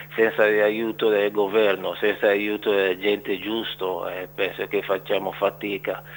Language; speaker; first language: Italian; non-native, fluent; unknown